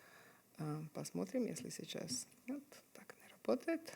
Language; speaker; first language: Russian; non-native, fluent; Serbian